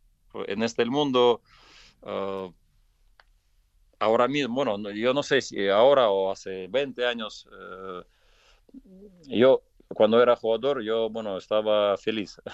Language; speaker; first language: Spanish; non-native, fluent; Russian